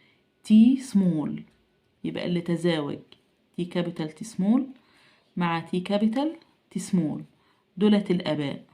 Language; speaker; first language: Arabic; native; Arabic